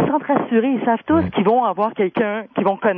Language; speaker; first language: French; native; French